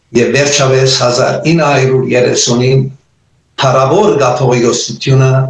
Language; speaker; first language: Armenian; early bilingual, heritage; Armenian